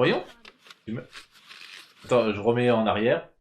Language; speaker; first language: French; native; French